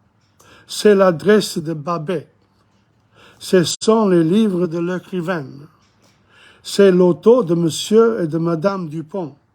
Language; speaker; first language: French; non-native, fluent; English